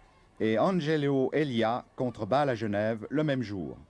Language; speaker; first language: French; native; French